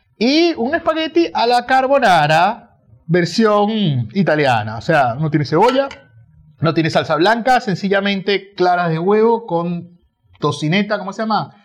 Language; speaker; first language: Spanish; native; Spanish